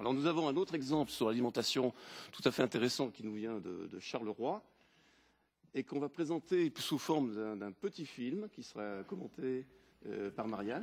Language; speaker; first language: French; native; French